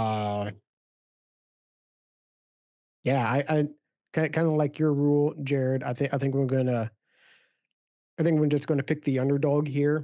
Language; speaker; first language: English; native; English